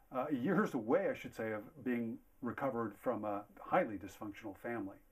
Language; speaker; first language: English; native; English